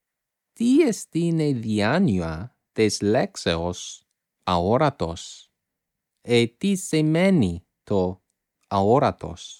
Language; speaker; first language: Greek; non-native, fluent; English